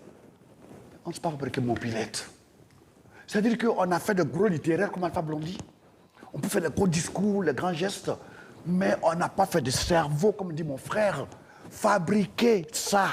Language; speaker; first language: French; non-native, local second language; Dyula